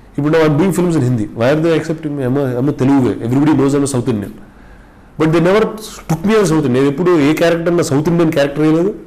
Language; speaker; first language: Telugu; native; Telugu